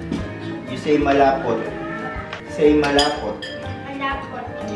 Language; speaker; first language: Filipino; native; Filipino